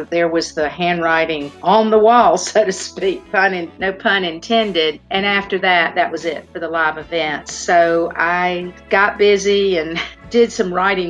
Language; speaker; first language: English; native; English